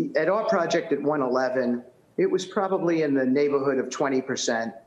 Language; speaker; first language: English; native; English